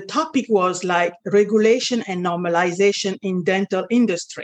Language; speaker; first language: English; non-native, local second language; French